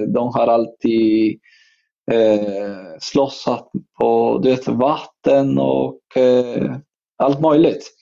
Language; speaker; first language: Swedish; non-native, fluent; Spanish